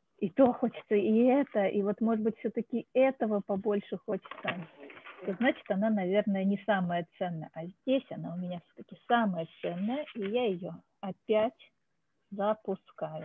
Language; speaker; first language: Russian; native; Russian